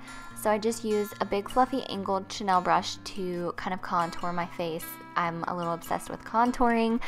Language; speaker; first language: English; native; English